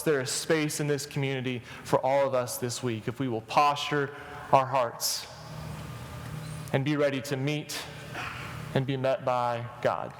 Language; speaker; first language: English; native; English